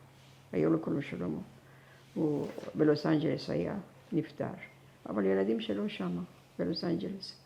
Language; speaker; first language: Hebrew; non-native, fluent; Persian